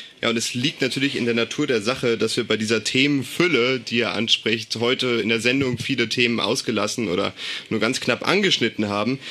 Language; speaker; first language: German; native; German